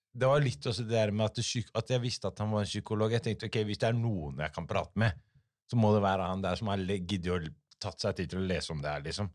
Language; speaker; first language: Norwegian; early bilingual, other home language; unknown